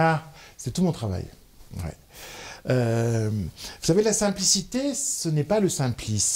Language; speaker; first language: French; native; French